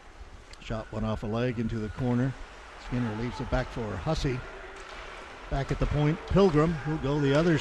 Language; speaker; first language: English; native; English